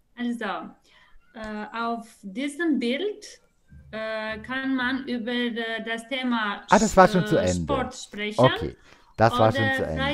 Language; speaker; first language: German; non-native, learner; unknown